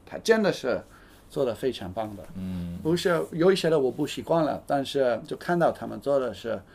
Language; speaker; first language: Chinese; non-native, fluent; English